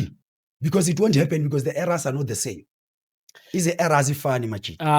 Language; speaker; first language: English; non-native, local second language; Southern Sotho